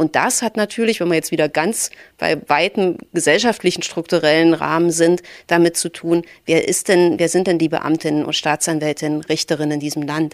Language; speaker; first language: German; native; German